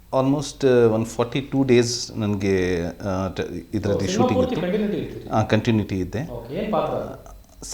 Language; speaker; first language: Kannada; non-native, local second language; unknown